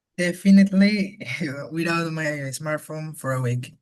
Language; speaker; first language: English; non-native, learner; Spanish